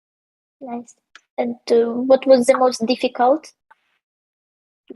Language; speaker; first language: English; non-native, learner; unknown